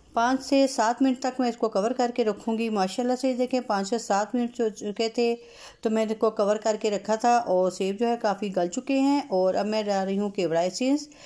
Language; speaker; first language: Urdu; native; Urdu